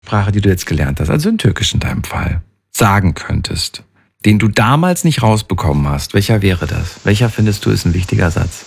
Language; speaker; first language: German; native; German